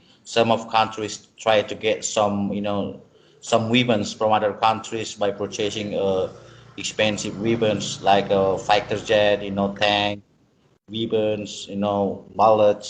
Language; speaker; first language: English; non-native, learner; Indonesian